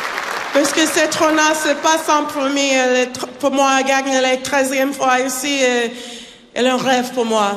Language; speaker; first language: French; non-native, learner; English